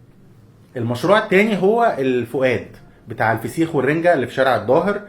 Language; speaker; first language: Arabic; native; Arabic